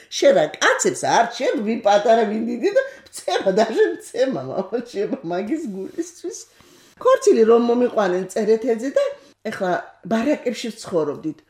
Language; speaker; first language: Georgian; non-native, local second language; Kurdish